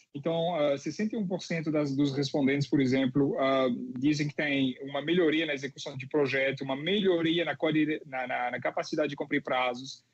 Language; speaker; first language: Portuguese; non-native, fluent; French